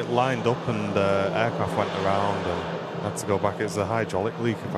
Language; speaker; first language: English; native; English